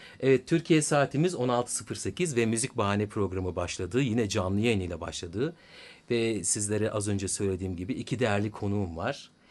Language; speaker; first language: Turkish; native; Turkish